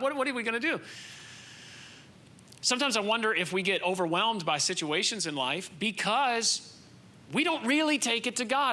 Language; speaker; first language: English; native; English